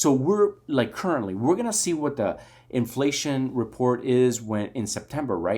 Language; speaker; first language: English; native; English